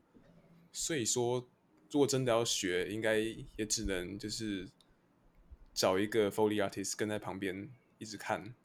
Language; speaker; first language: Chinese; native; Chinese